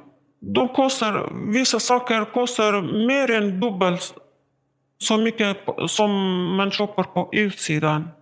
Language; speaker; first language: Swedish; non-native, learner; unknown